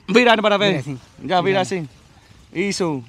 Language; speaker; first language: Portuguese; non-native, learner; Vietnamese